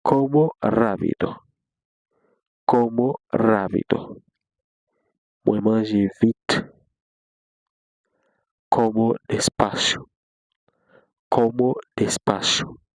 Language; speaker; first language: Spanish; non-native, fluent; Haitian Creole